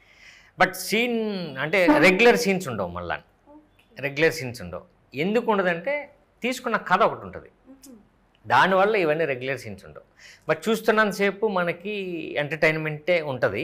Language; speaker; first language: Telugu; native; Telugu